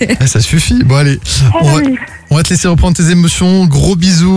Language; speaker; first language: French; native; French